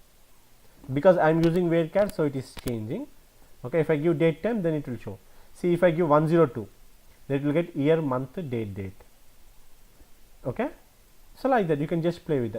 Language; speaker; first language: English; non-native, local second language; Telugu